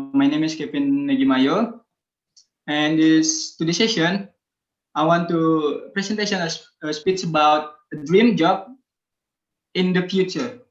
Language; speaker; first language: English; non-native, learner; Indonesian